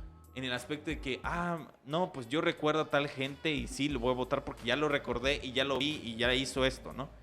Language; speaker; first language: Spanish; native; Spanish